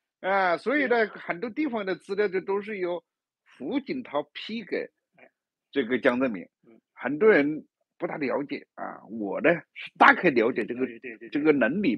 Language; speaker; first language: Chinese; native; Chinese